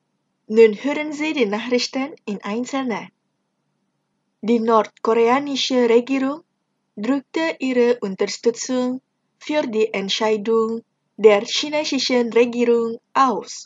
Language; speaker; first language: German; non-native, fluent; Indonesian